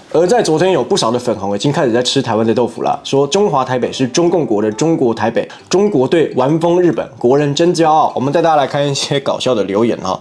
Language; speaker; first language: Chinese; native; Chinese